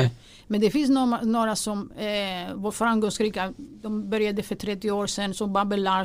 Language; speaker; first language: Swedish; non-native, fluent; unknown